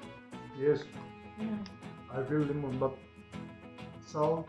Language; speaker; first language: English; non-native, learner; Turkish